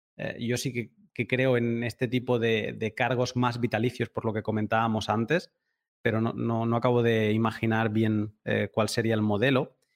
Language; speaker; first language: Spanish; native; Spanish